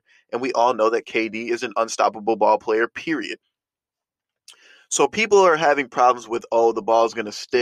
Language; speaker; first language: English; native; English